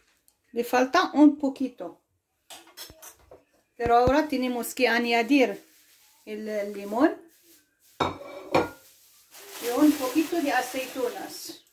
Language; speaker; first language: Spanish; non-native, fluent; Arabic